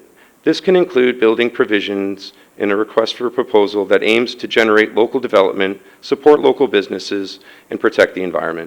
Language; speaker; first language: English; native; English